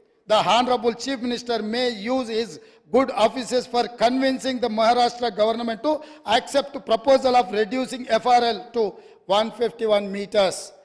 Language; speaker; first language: English; non-native, local second language; Telugu